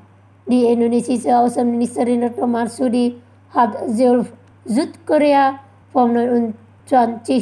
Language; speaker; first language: German; non-native, fluent; Indonesian